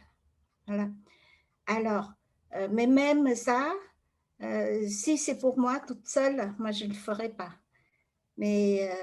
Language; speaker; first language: French; non-native, fluent; Vietnamese